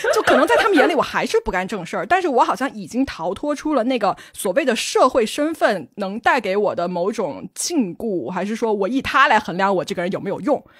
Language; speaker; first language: Chinese; native; Chinese